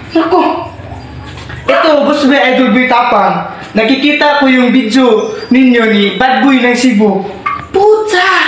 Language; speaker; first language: Filipino; non-native, local second language; Cebuano